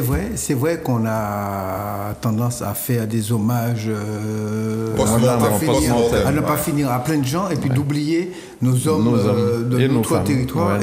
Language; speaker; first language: French; native; French